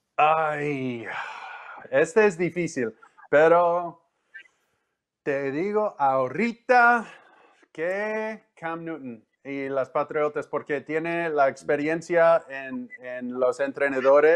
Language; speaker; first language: Spanish; non-native, learner; English